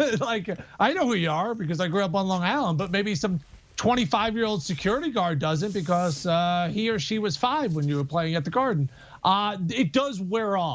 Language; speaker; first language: English; native; English